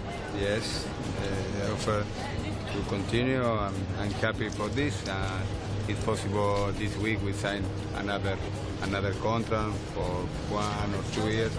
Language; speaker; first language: English; non-native, learner; Spanish